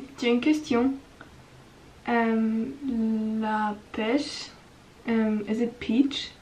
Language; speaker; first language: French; non-native, learner; German